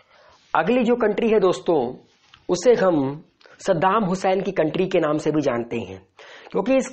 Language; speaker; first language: Hindi; native; Hindi